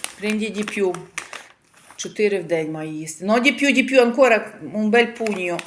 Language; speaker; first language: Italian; non-native, learner; Ukrainian